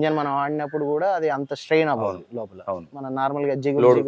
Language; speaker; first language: Telugu; native; Telugu